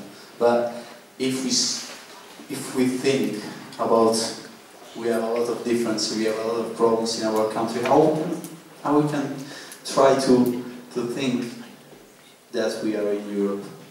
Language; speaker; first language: English; non-native, learner; Italian